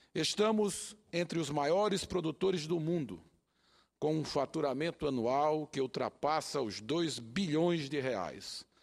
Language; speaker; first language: Portuguese; native; Portuguese